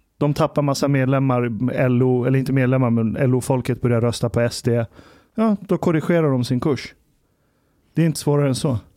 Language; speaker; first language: Swedish; early bilingual, other home language; Persian